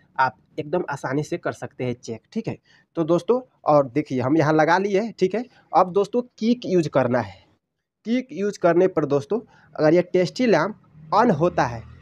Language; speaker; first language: Hindi; native; Hindi